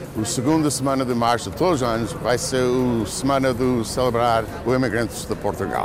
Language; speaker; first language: Portuguese; early bilingual, heritage; English